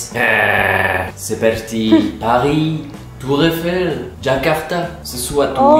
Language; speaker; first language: Indonesian; non-native, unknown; French